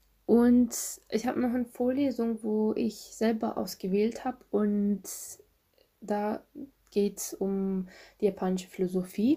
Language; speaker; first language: German; non-native, fluent; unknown